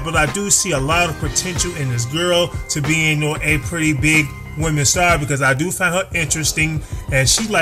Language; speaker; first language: English; native; English